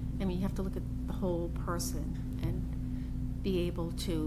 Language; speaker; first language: English; native; English